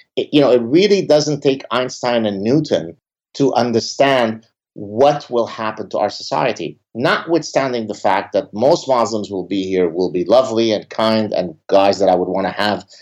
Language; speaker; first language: English; early bilingual, other home language; Arabic